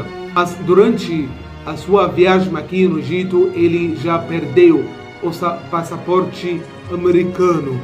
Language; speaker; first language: Portuguese; non-native, fluent; Arabic